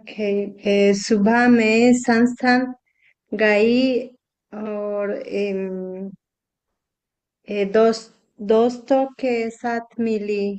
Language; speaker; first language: Hindi; non-native, learner; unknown